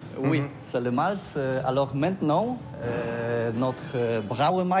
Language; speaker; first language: French; non-native, learner; Polish